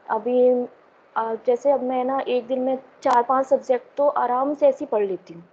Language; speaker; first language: Hindi; native; Hindi